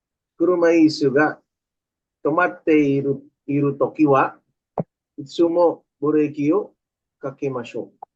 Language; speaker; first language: Japanese; non-native, learner; Filipino